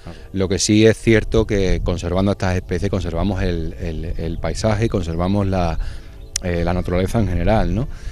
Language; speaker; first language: Spanish; native; Spanish